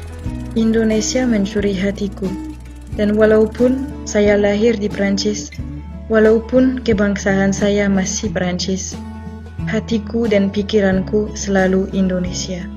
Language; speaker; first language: Indonesian; non-native, fluent; French